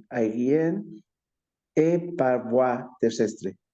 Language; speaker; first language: French; non-native, learner; Spanish